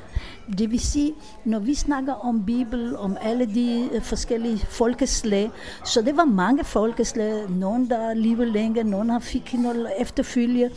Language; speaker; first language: Danish; non-native, fluent; Hebrew